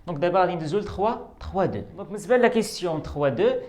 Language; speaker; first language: French; non-native, local second language; Arabic